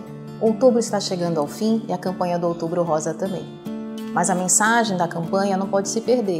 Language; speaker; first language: Portuguese; native; Portuguese